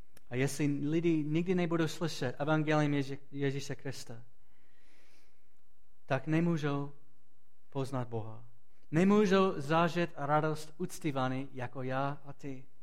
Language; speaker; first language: Czech; non-native, fluent; English